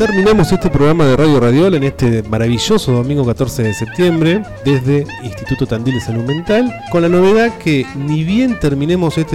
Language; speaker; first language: Spanish; native; Spanish